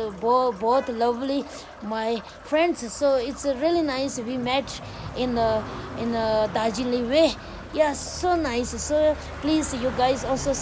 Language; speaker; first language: Hindi; non-native, local second language; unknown